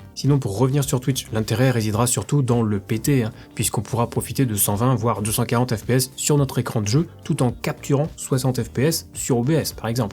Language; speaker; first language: French; native; French